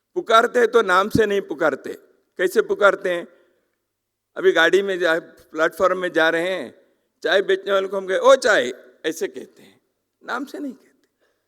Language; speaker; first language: Hindi; non-native, local second language; Kannada